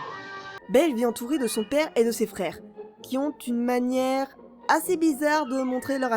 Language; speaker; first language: French; native; French